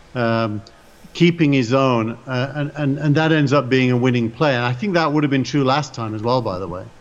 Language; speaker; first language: English; native; English